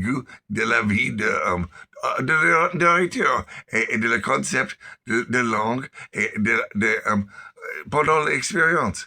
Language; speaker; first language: French; non-native, learner; English